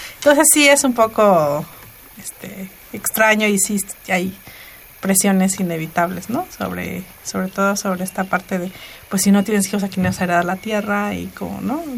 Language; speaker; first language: Spanish; non-native, local second language; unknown